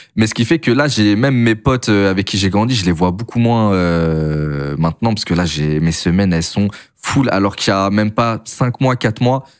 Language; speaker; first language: French; native; French